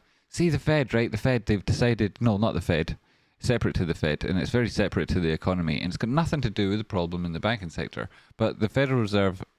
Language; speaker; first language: English; native; English